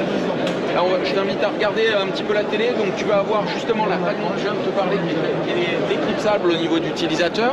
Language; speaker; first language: French; native; French